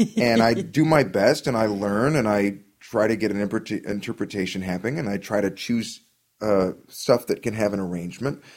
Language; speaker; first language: English; native; English